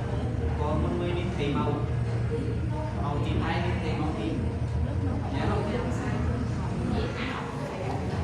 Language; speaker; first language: Vietnamese; non-native, learner; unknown